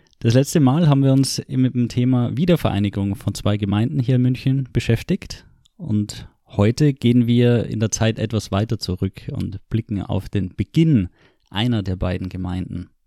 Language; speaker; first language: German; native; German